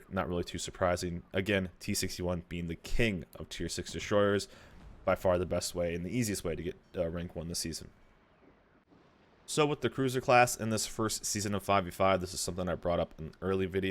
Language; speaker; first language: English; native; English